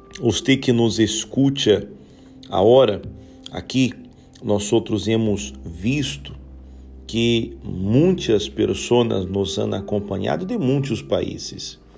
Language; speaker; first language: Portuguese; non-native, learner; Spanish